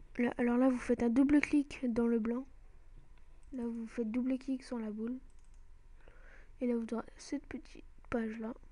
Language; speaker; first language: French; native; French